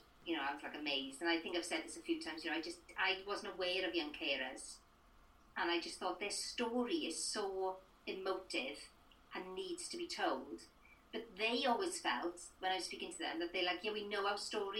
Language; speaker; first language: English; native; English